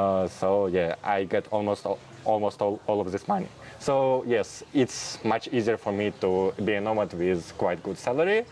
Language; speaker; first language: English; non-native, fluent; Russian